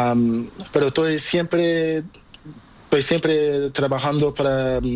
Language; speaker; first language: Spanish; non-native, learner; Portuguese